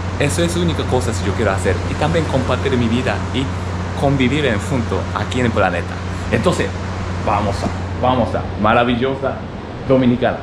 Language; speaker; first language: Spanish; non-native, learner; Japanese